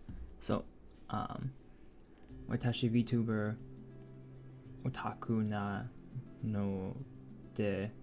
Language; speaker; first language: Japanese; non-native, learner; English